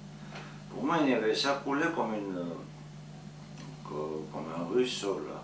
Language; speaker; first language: French; non-native, fluent; Georgian